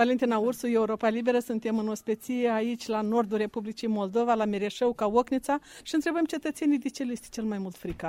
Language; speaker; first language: Romanian; native; Romanian